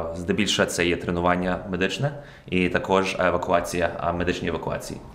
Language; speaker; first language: Ukrainian; native; Ukrainian